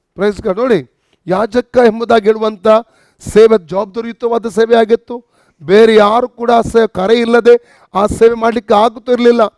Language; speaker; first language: Kannada; non-native, local second language; Konkani